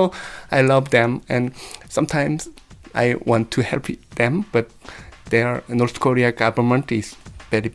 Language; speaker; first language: English; non-native, learner; Korean